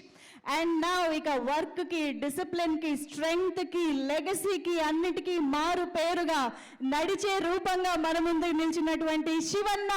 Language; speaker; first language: Telugu; native; Telugu